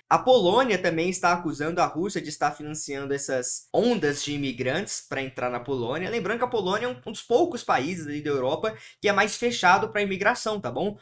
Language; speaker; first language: Portuguese; early bilingual, heritage; Portuguese